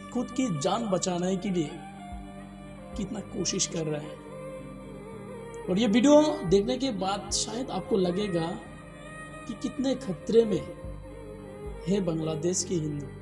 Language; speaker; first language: Hindi; non-native, local second language; Bangla